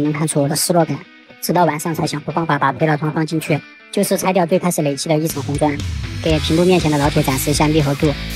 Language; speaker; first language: Chinese; native; Chinese